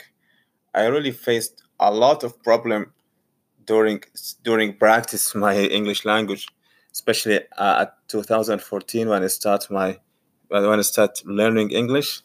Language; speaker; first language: English; non-native, learner; Arabic